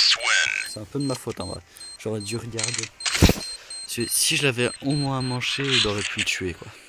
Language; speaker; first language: French; native; French